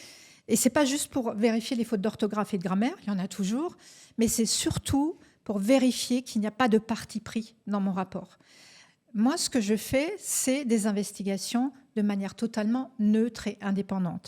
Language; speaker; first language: French; native; French